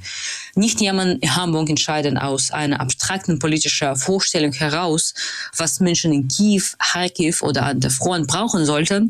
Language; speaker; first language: German; non-native, fluent; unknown